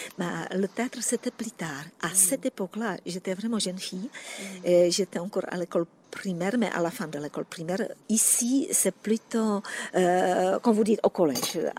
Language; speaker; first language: French; non-native, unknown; Czech